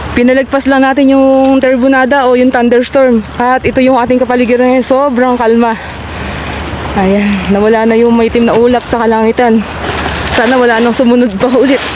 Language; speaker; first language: Filipino; native; Filipino